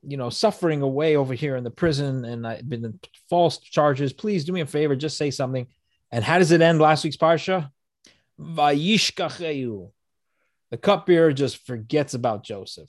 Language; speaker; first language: English; native; English